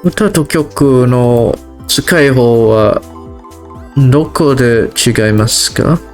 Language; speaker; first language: Japanese; non-native, learner; English